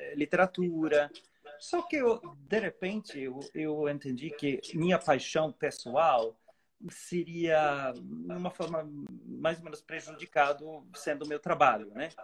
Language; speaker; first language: Portuguese; non-native, fluent; Swedish